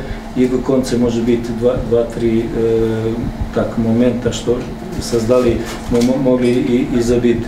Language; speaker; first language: Russian; non-native, learner; Serbian